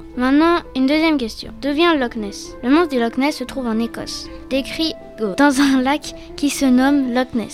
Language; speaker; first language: French; native; French